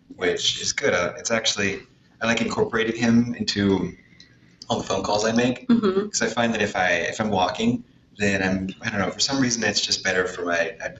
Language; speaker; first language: English; native; English